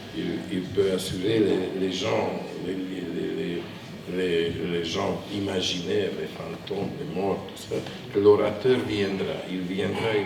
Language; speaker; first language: French; non-native, fluent; Hungarian